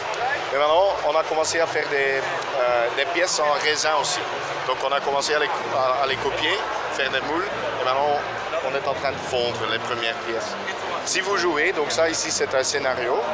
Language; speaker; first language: French; non-native, fluent; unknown